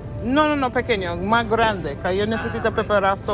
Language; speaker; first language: Spanish; non-native, learner; English